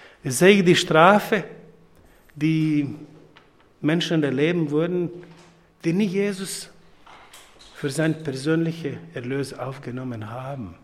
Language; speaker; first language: German; non-native, fluent; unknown